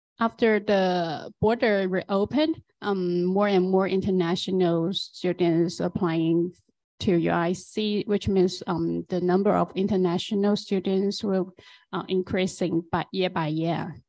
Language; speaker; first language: English; non-native, fluent; Chinese